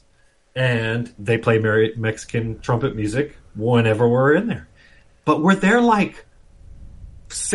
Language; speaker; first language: English; native; English